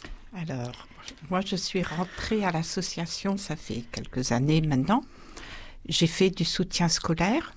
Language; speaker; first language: French; native; French